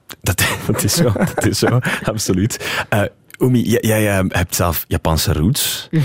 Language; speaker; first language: Dutch; native; Dutch